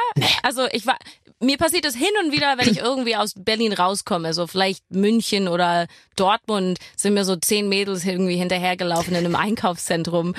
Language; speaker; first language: German; non-native, fluent; English